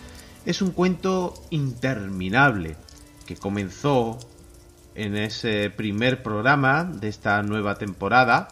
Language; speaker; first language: Spanish; native; Spanish